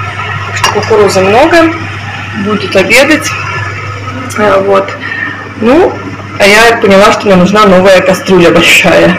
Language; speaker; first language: Russian; native; Russian